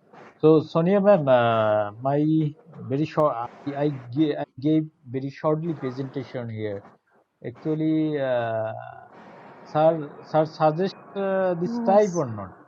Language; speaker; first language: English; non-native, learner; Bangla